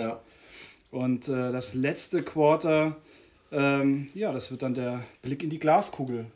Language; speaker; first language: German; native; German